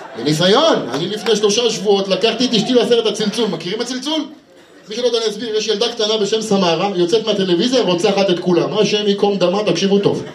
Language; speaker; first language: Hebrew; native; Hebrew